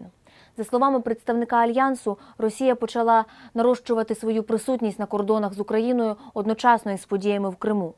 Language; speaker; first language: Ukrainian; native; Ukrainian